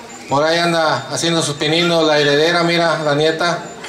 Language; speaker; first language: Spanish; native; Spanish